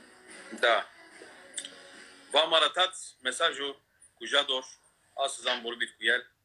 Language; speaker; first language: Romanian; non-native, fluent; Turkish